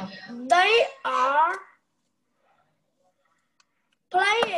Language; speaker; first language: English; non-native, learner; Vietnamese